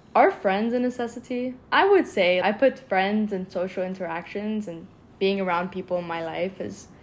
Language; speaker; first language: English; non-native, fluent; Arabic